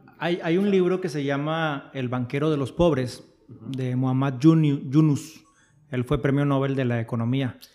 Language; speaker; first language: Spanish; native; Spanish